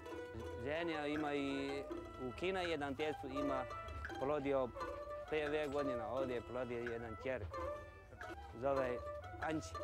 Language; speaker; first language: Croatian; non-native, learner; Chinese